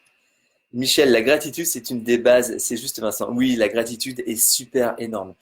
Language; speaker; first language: French; native; French